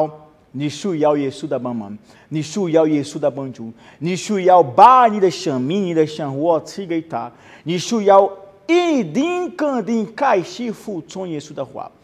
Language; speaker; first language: Chinese; non-native, learner; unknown